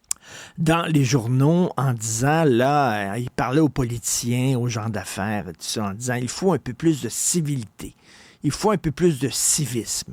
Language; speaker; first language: French; native; French